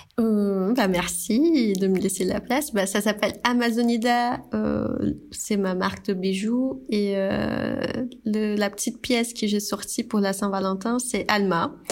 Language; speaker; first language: French; non-native, fluent; Portuguese